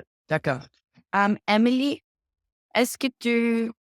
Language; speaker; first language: French; non-native, learner; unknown